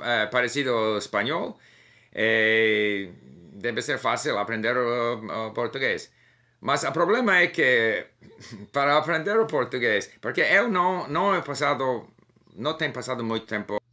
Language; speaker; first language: Portuguese; non-native, learner; English